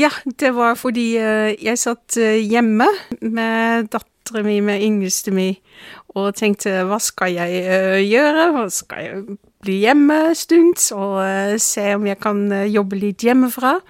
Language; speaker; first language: Norwegian; non-native, fluent; Dutch